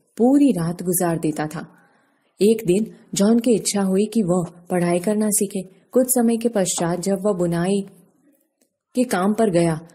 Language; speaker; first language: Hindi; non-native, local second language; Gujarati